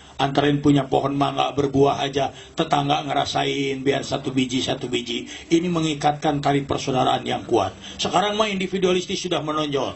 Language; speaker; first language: Indonesian; non-native, local second language; Sundanese